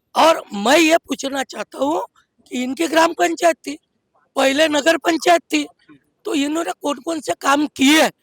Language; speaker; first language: Hindi; non-native, local second language; Marathi